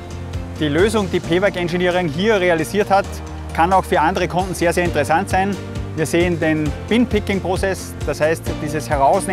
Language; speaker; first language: German; native; German